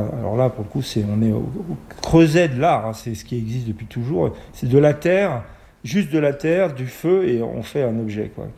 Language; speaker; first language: French; native; French